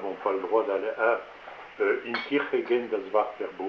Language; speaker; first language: German; non-native, learner; French